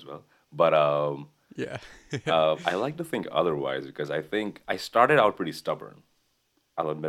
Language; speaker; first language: English; non-native, local second language; Nepali